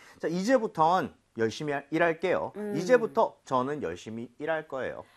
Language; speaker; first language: Korean; native; Korean